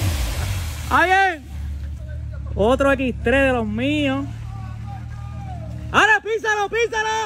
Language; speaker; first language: Spanish; native; Spanish